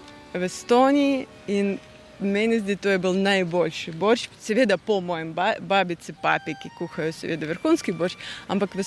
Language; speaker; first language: Slovenian; non-native, fluent; Russian